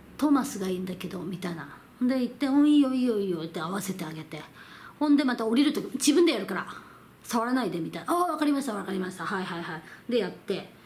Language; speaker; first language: Japanese; non-native, fluent; Korean